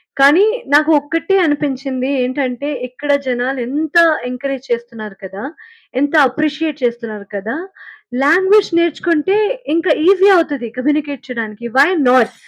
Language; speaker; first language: Telugu; non-native, learner; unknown